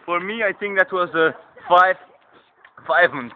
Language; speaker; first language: English; non-native, learner; Dutch